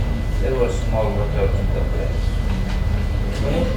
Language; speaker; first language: English; non-native, learner; Arabic